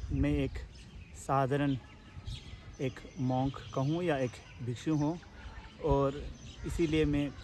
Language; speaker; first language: Hindi; non-native, local second language; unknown